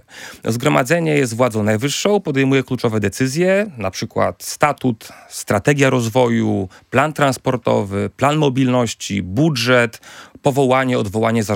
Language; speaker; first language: Polish; native; Polish